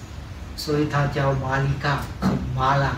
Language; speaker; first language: Chinese; non-native, fluent; Czech